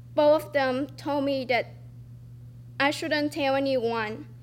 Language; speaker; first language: English; non-native, fluent; Vietnamese